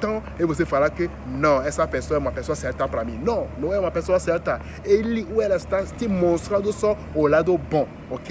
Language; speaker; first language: Portuguese; non-native, fluent; French